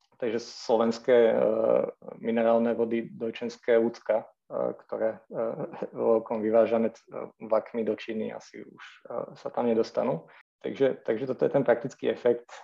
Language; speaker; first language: Slovak; native; Slovak